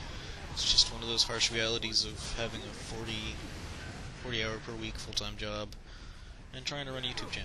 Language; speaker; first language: English; native; English